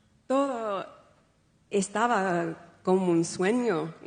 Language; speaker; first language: Spanish; non-native, fluent; English